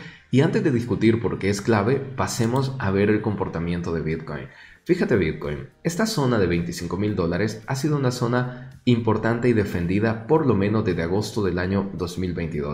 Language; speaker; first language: Spanish; native; Spanish